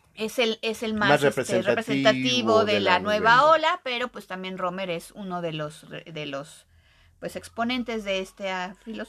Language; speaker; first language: Spanish; native; Spanish